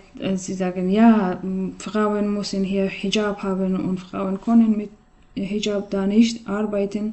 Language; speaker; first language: German; non-native, learner; Persian